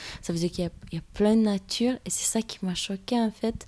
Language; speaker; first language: French; non-native, fluent; Romanian